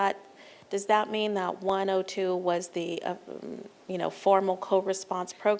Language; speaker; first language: English; native; English